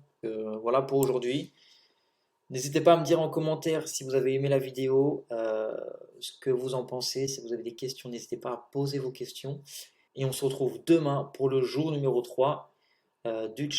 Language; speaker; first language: French; native; French